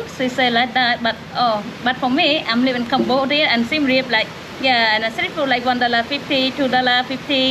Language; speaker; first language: English; non-native, learner; Khmer